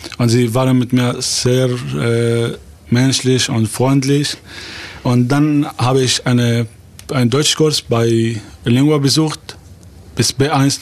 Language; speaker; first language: German; non-native, fluent; Arabic